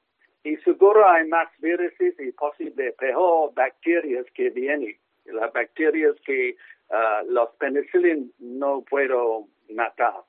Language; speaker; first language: Spanish; non-native, learner; English